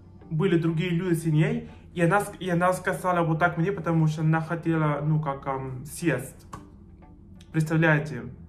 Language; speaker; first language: Russian; non-native, fluent; Spanish